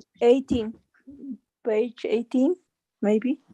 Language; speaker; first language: English; non-native, learner; Spanish